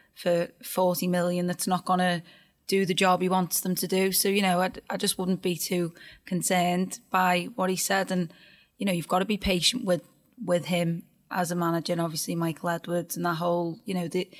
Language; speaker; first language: English; native; English